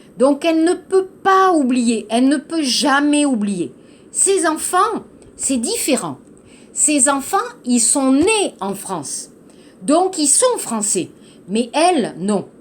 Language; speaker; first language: French; native; French